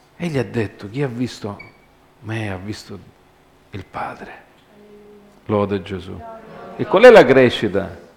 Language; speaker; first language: Italian; early bilingual, heritage; Italian